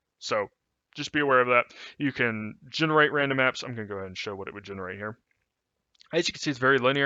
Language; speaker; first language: English; native; English